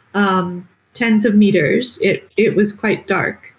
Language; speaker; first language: English; native; English